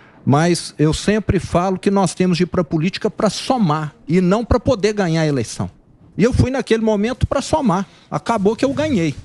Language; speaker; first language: Portuguese; native; Portuguese